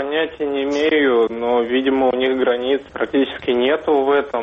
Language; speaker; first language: Russian; native; Russian